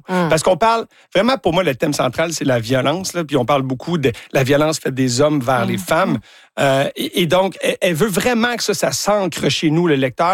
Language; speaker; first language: French; native; French